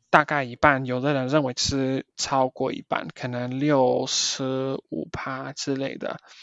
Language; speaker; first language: Chinese; early bilingual, heritage; Chinese